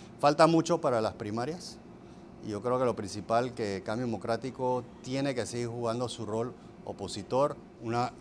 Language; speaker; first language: Spanish; native; Spanish